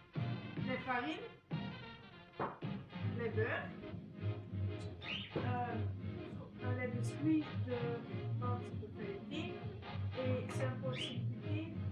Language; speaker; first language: French; non-native, learner; Dutch